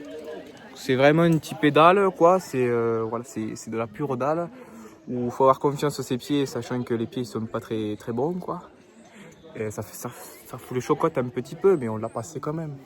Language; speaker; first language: French; native; French